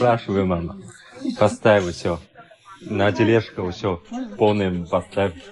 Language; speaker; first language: Russian; non-native, learner; Chinese